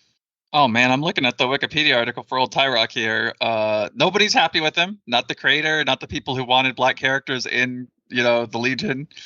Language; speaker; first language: English; native; English